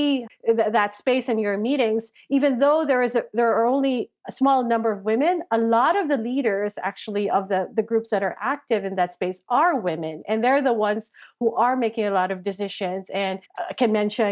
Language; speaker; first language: English; non-native, local second language; Filipino